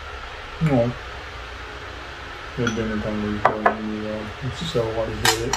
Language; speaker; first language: English; native; English